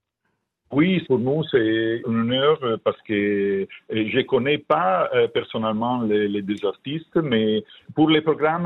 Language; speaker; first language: French; non-native, learner; Italian